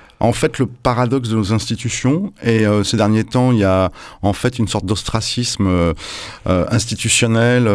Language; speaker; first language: French; native; French